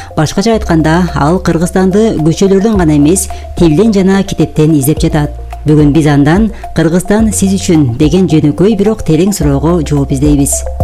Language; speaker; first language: Kyrgyz; native; Kyrgyz